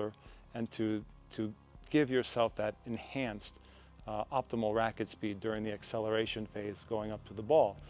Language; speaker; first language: English; native; English